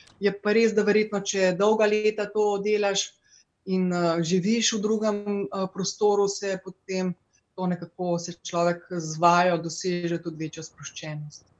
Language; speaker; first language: Slovenian; native; Slovenian